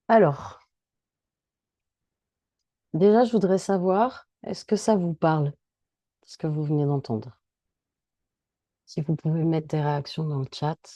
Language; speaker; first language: French; native; French